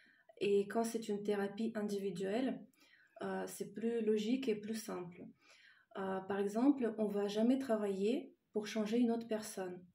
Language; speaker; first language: French; non-native, fluent; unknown